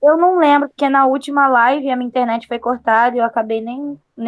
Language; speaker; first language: Portuguese; native; Portuguese